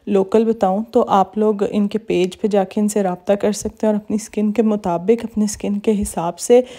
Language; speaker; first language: Urdu; native; Urdu